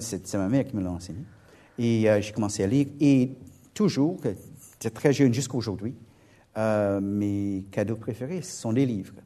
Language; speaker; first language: French; non-native, fluent; English